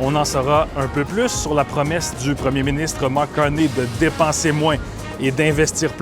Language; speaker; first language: French; native; French